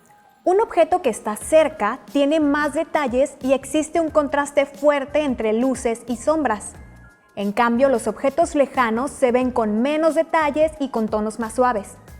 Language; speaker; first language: Spanish; native; Spanish